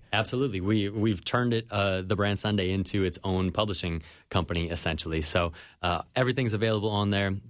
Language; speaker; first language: English; native; English